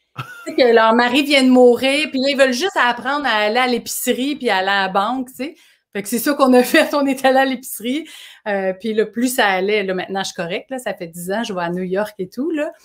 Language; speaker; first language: French; native; French